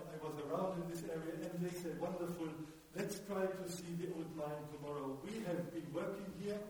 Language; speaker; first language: English; non-native, fluent; German